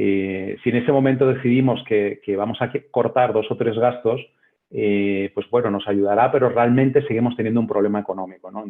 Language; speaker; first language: Spanish; native; Spanish